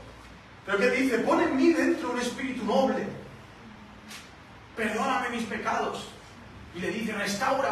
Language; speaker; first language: Spanish; native; Spanish